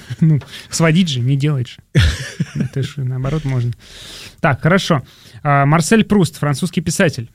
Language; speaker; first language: Russian; native; Russian